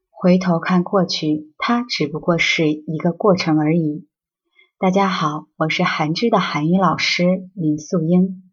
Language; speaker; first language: Chinese; non-native, fluent; Korean